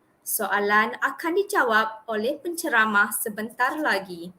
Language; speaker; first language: Malay; native; Malay